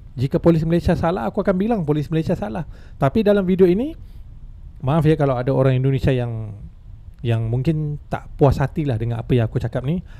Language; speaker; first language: Malay; native; Malay